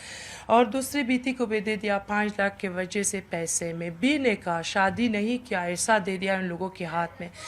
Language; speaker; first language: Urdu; non-native, learner; Persian